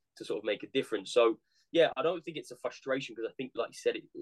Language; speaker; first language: English; native; English